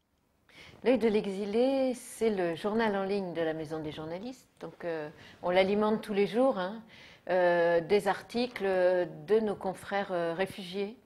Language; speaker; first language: French; native; French